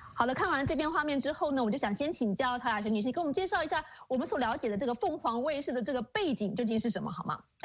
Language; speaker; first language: Chinese; native; Chinese